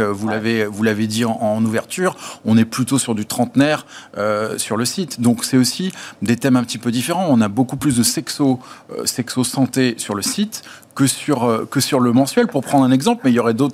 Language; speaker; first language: French; native; French